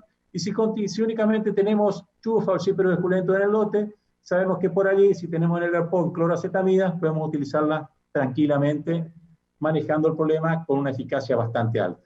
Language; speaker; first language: Spanish; native; Spanish